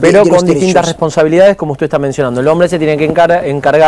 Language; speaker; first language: Spanish; native; Spanish